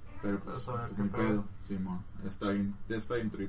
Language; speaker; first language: Spanish; native; Spanish